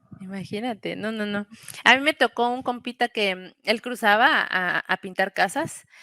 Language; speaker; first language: Spanish; native; Spanish